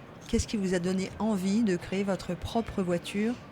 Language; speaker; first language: French; native; French